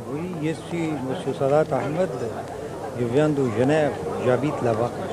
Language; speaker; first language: French; non-native, fluent; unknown